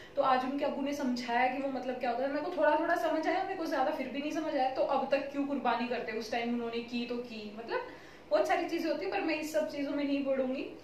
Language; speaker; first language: Hindi; native; Hindi